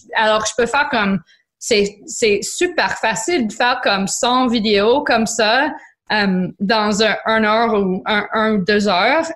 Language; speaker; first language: French; non-native, local second language; English